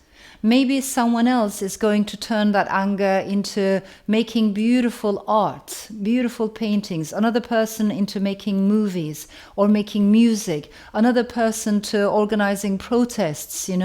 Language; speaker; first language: English; non-native, fluent; Turkish